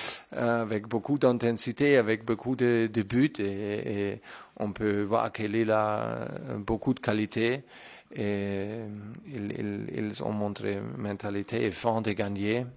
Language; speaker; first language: French; non-native, fluent; German